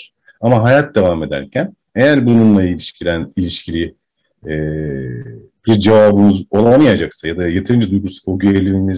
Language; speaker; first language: Turkish; native; Turkish